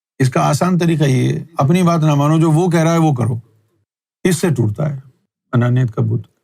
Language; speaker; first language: Urdu; native; Urdu